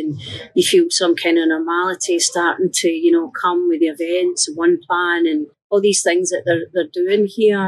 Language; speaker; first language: English; native; English